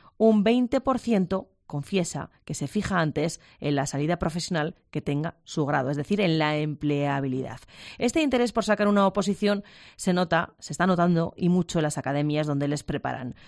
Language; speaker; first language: Spanish; native; Spanish